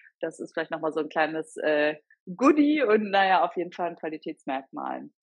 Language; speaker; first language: German; native; German